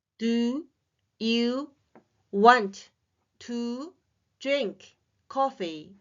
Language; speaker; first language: English; non-native, learner; Chinese